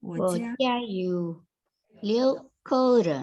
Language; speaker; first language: Chinese; non-native, learner; Indonesian